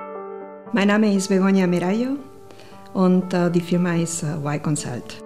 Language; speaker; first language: German; non-native, fluent; Spanish